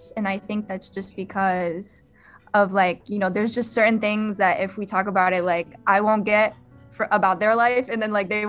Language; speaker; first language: English; early bilingual, other home language; Arabic